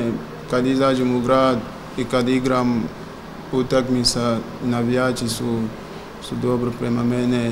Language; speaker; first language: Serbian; non-native, learner; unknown